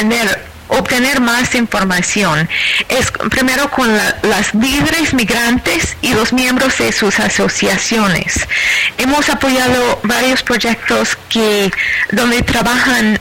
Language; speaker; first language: Spanish; non-native, fluent; English